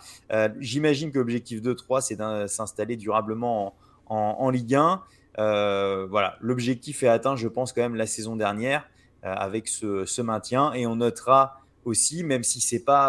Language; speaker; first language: French; native; French